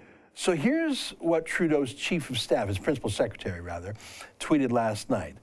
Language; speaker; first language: English; native; English